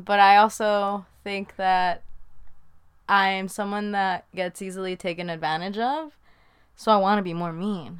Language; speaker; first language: English; early bilingual, other home language; Spanish